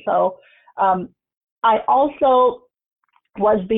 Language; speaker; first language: English; non-native, local second language; Urdu